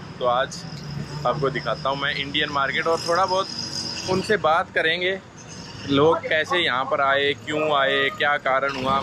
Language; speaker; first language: Hindi; native; Hindi